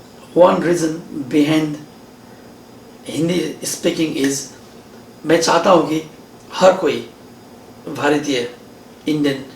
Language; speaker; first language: Hindi; non-native, learner; Nepali